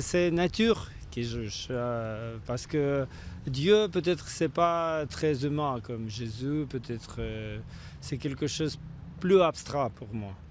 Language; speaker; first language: French; non-native, learner; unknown